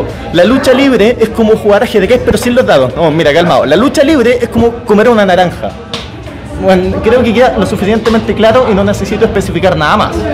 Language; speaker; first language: Spanish; native; Spanish